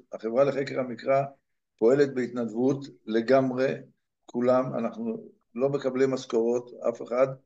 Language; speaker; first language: Hebrew; native; Hebrew